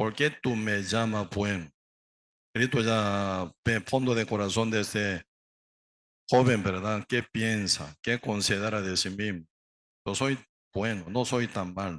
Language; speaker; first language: Spanish; non-native, learner; Korean